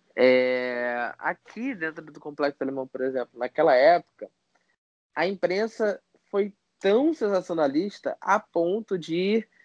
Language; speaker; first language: Portuguese; native; Portuguese